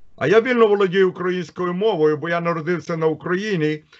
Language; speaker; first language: Ukrainian; non-native, local second language; Russian